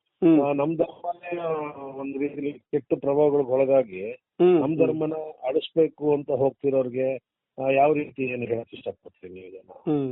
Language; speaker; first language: Kannada; native; Kannada